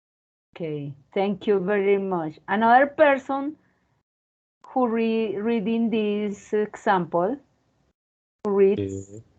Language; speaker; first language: English; non-native, learner; Spanish